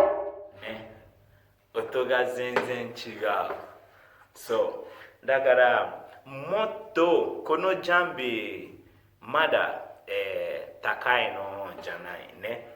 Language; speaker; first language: Japanese; non-native, fluent; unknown